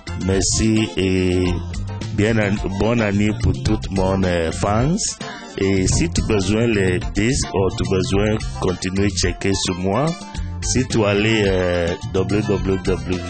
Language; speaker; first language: French; non-native, learner; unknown